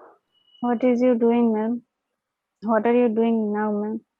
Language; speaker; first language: English; non-native, learner; Bangla